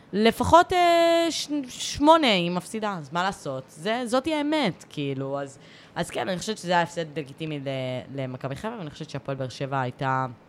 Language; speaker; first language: Hebrew; native; Hebrew